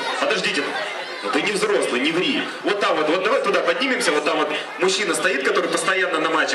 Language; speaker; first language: Russian; native; Russian